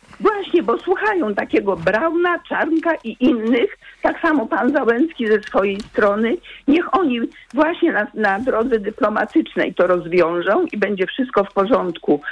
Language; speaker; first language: Polish; native; Polish